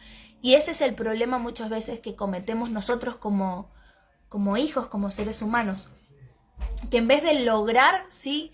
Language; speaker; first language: Spanish; native; Spanish